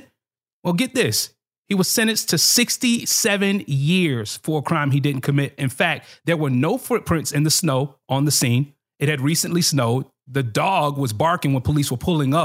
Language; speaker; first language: English; native; English